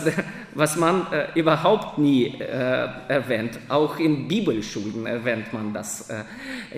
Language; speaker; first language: German; non-native, fluent; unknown